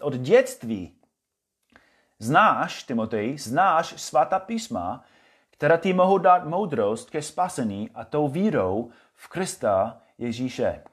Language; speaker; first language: Czech; non-native, fluent; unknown